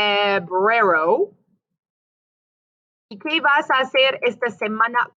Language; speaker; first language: Spanish; non-native, fluent; English